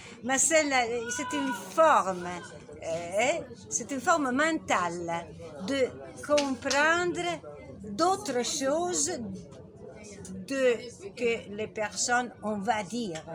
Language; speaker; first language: French; non-native, learner; Italian